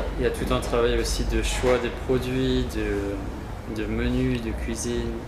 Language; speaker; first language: French; native; French